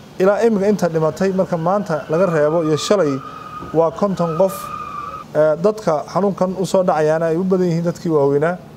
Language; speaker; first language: Somali; native; Somali